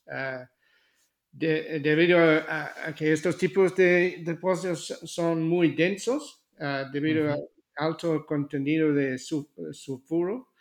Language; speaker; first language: Spanish; non-native, learner; English